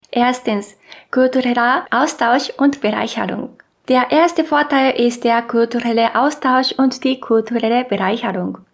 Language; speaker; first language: German; non-native, fluent; Japanese